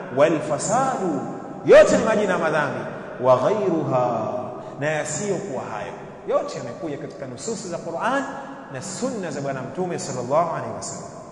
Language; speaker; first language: Swahili; native; Swahili